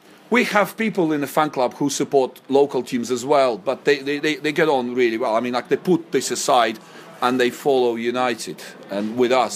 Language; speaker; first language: English; non-native, fluent; Russian